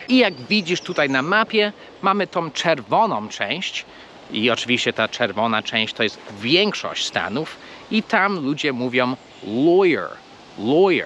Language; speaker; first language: Polish; non-native, fluent; English